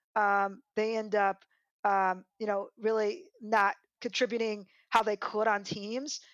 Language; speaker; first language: English; native; English